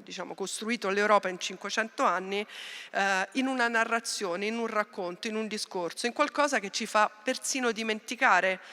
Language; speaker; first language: Italian; native; Italian